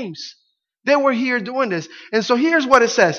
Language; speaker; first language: English; early bilingual, other home language; Spanish